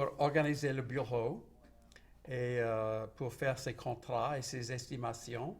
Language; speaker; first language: French; non-native, local second language; English